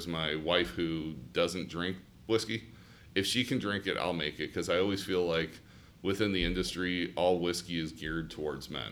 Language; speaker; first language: English; native; English